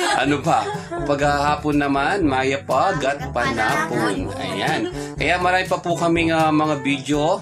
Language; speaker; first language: Filipino; non-native, local second language; Pampanga